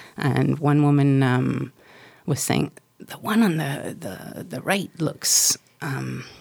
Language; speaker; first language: English; native; English